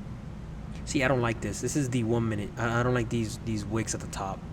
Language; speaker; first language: English; native; English